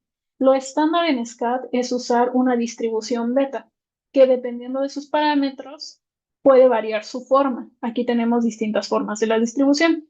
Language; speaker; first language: Spanish; native; Spanish